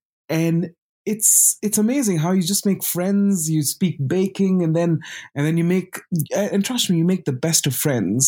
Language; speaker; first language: English; non-native, local second language; Tamil